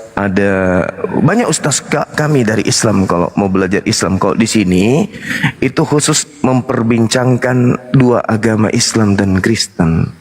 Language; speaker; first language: Indonesian; native; Indonesian